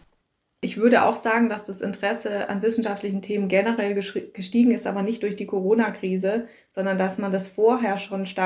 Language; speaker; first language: German; native; German